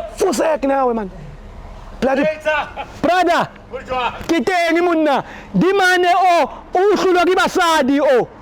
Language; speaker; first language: Zulu; native; Zulu